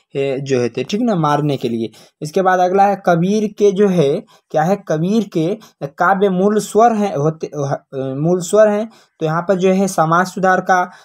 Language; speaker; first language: Hindi; native; Hindi